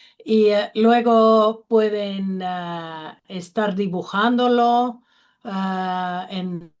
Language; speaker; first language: Spanish; non-native, learner; Finnish